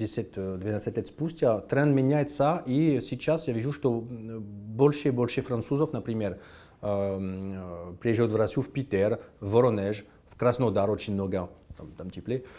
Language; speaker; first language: Russian; non-native, fluent; French